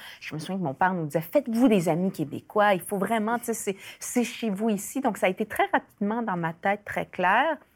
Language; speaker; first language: French; early bilingual, other home language; Spanish